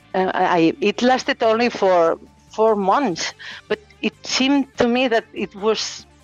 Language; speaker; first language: English; non-native, fluent; Catalan